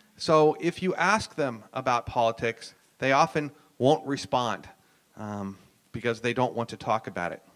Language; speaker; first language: English; native; English